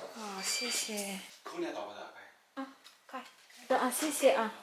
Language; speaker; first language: Chinese; non-native, learner; French